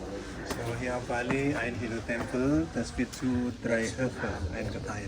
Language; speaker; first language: German; non-native, learner; Balinese